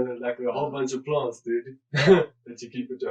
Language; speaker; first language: English; native; English